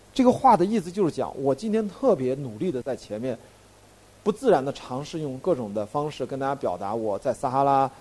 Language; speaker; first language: Chinese; native; Chinese